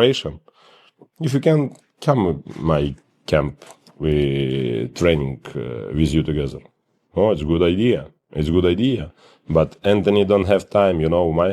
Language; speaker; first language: English; non-native, learner; Ukrainian